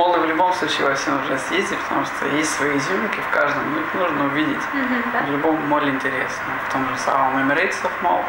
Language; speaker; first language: Russian; native; Russian